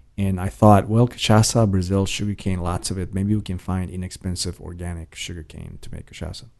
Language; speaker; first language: English; non-native, fluent; Romanian